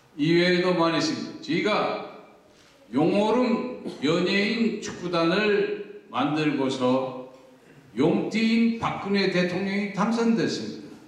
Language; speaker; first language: Korean; native; Korean